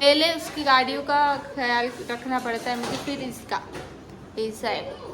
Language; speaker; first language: Hindi; non-native, local second language; Marathi